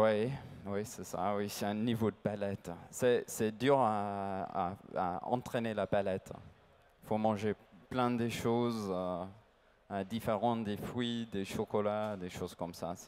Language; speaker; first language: French; non-native, learner; English